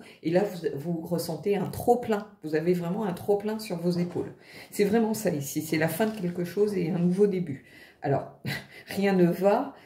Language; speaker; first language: French; native; French